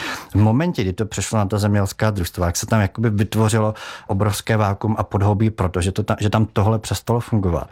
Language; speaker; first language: Czech; native; Czech